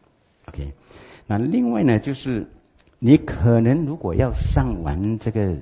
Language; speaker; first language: Chinese; native; Chinese